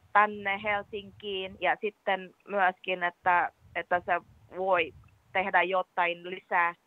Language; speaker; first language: Finnish; non-native, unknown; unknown